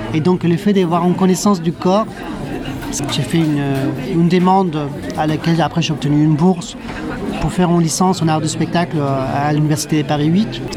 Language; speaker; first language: French; non-native, fluent; Spanish